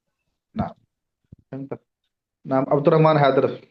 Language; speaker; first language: Arabic; non-native, learner; Urdu